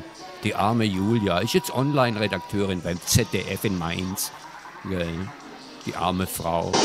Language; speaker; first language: German; native; German